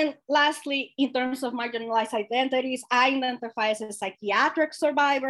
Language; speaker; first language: English; non-native, fluent; Spanish